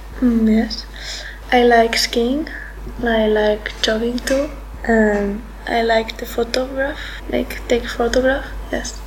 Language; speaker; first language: English; non-native, learner; Spanish